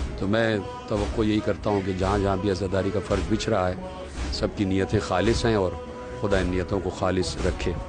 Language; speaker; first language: Urdu; native; Urdu